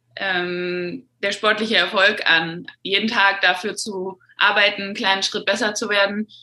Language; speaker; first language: German; native; German